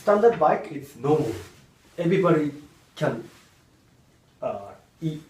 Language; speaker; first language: English; non-native, learner; Japanese